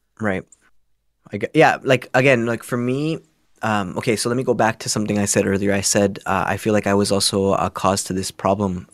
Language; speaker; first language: English; early bilingual, other home language; Spanish